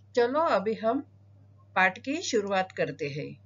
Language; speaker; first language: Hindi; non-native, local second language; Marathi